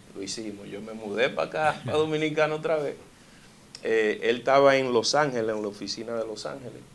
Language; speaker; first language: Spanish; early bilingual, heritage; Spanish